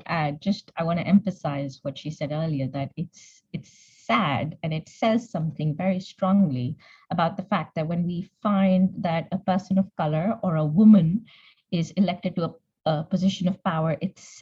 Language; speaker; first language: English; non-native, local second language; Punjabi